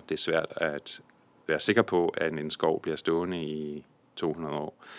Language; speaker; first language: Danish; early bilingual, other home language; English